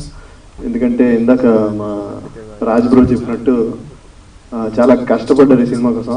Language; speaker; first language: Telugu; native; Telugu